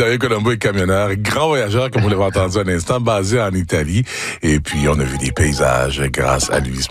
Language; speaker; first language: French; native; French